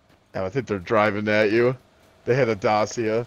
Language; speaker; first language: English; native; English